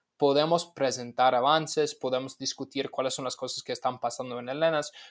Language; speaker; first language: Spanish; non-native, fluent; English